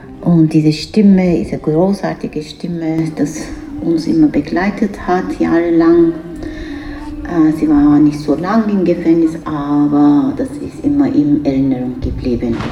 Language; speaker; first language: German; non-native, learner; Kurdish